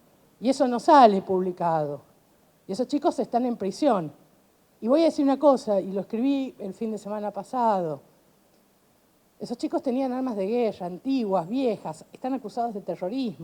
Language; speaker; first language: Spanish; native; Spanish